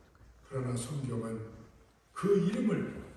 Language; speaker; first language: Korean; native; Korean